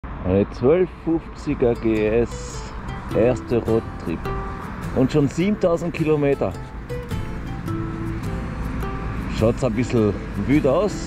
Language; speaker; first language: German; non-native, fluent; French